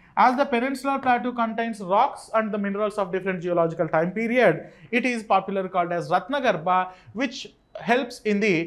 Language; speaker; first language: English; non-native, local second language; Telugu